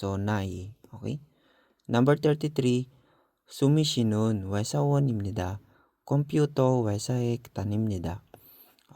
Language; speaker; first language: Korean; non-native, learner; Filipino